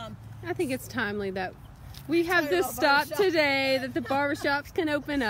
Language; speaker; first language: English; native; English